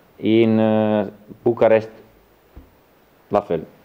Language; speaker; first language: Romanian; non-native, learner; Italian